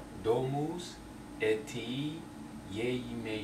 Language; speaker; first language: Turkish; non-native, learner; English